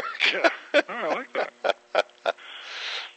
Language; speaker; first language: English; native; English